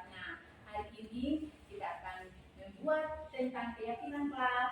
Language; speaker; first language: Indonesian; native; Indonesian